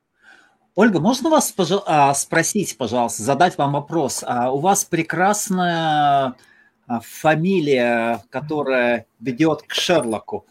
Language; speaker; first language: Russian; non-native, local second language; Latvian